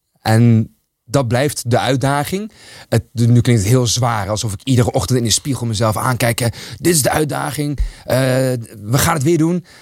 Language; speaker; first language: Dutch; early bilingual, other home language; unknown